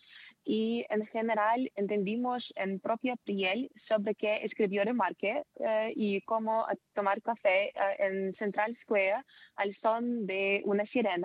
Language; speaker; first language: Spanish; non-native, fluent; Ukrainian